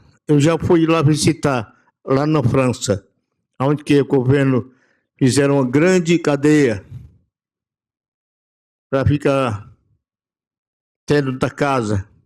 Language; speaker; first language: Portuguese; non-native, local second language; Yanomámi